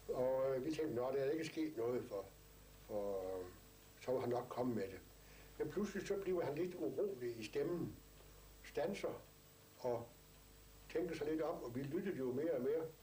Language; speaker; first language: Danish; native; Danish